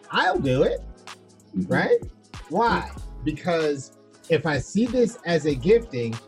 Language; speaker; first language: English; native; English